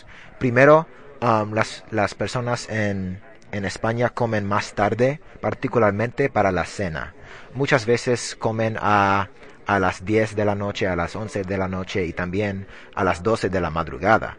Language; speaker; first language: Spanish; non-native, learner; English